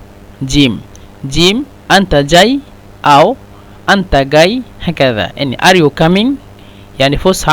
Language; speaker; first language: Arabic; non-native, fluent; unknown